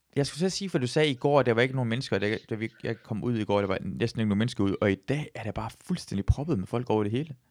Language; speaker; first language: Danish; early bilingual, other home language; Persian